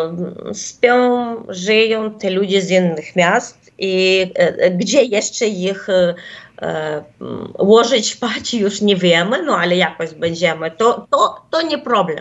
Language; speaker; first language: Polish; non-native, fluent; Ukrainian